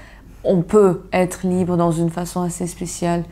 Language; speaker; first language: French; non-native, fluent; Persian